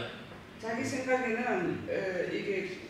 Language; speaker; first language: German; non-native, learner; Korean